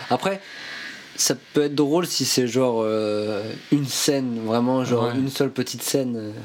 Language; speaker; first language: French; native; French